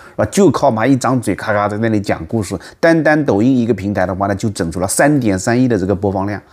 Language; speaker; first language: Chinese; native; Chinese